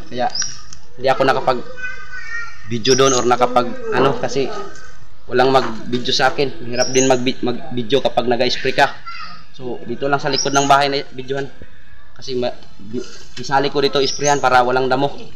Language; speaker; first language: Filipino; non-native, local second language; Cebuano